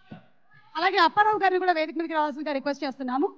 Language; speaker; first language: Telugu; native; Telugu